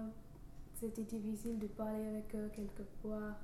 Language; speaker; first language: French; non-native, fluent; English